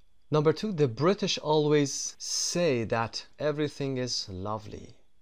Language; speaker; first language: English; non-native, fluent; Persian